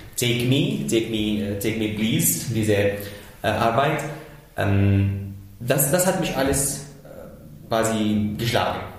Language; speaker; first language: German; non-native, fluent; Arabic